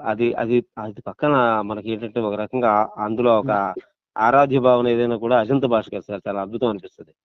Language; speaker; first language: Telugu; non-native, local second language; Odia